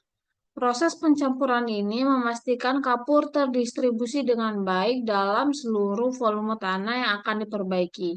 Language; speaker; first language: Indonesian; native; Indonesian